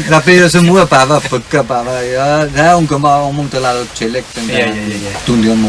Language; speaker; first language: Indonesian; non-native, fluent; German